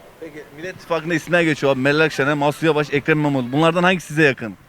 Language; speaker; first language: Turkish; native; Turkish